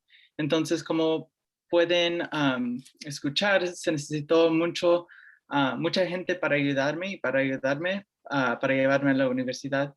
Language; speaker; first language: Spanish; early bilingual, heritage; Spanish